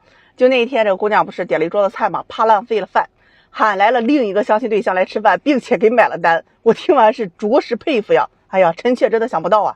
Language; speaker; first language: Chinese; native; Chinese